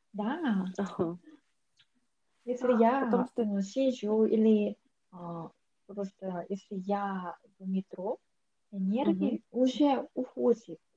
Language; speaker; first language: Russian; non-native, learner; Korean